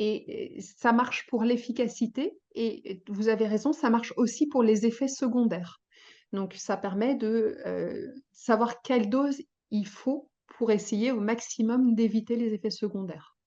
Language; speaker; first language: French; native; French